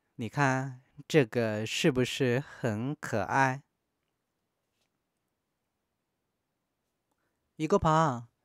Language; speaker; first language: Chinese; non-native, fluent; Korean